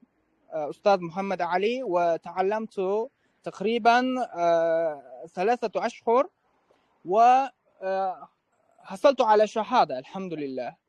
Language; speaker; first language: Arabic; non-native, fluent; Uzbek